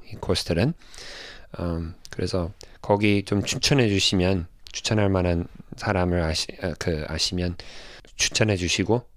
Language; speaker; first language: Korean; non-native, fluent; English